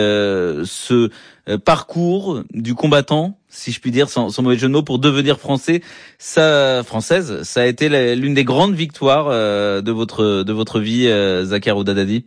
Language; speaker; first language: French; native; French